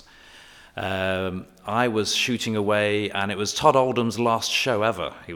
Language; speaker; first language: English; native; English